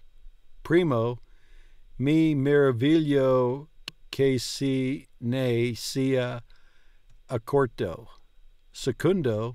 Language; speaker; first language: Italian; non-native, learner; English